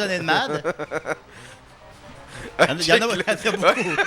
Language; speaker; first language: French; native; French